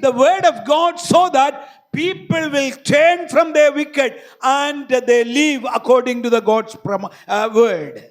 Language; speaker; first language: English; non-native, local second language; Malayalam